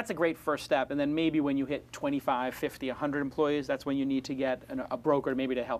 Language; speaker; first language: English; native; English